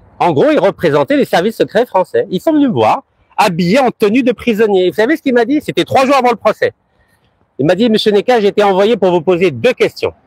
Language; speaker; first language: French; early bilingual, other home language; Arabic